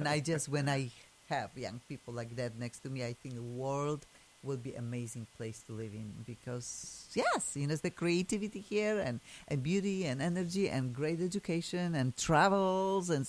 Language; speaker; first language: English; non-native, fluent; Polish